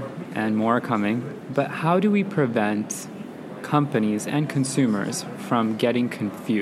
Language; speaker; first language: English; non-native, local second language; Sinhala